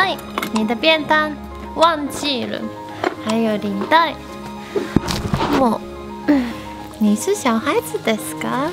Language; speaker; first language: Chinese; non-native, fluent; Japanese